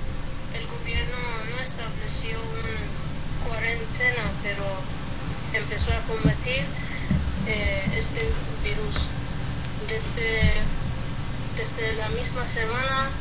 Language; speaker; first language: Spanish; non-native, learner; Persian